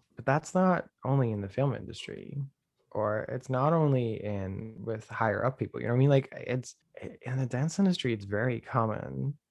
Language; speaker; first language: English; non-native, fluent; Dutch